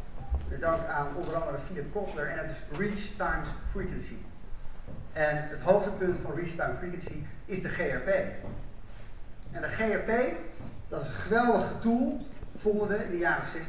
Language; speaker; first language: Dutch; native; Dutch